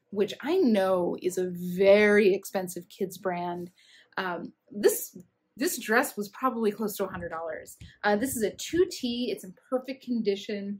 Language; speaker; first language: English; native; English